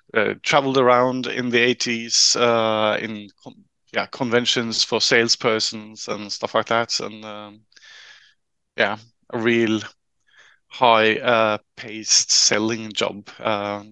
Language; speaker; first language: English; non-native, fluent; Norwegian